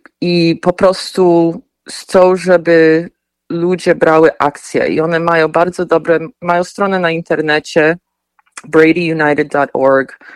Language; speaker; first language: Polish; early bilingual, heritage; Polish